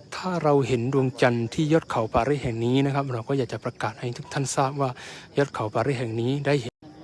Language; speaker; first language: Thai; non-native, local second language; Malay